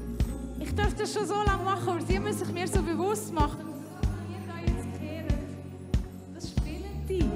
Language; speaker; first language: German; native; German